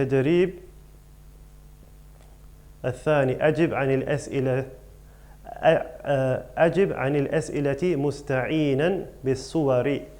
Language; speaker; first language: Arabic; non-native, fluent; English